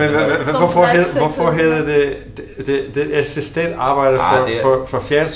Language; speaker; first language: Danish; non-native, learner; English